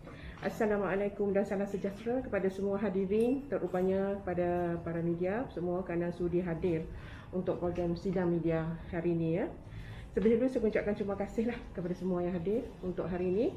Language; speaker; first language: Malay; native; Malay